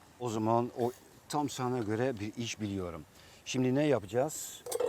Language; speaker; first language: Turkish; non-native, fluent; Dutch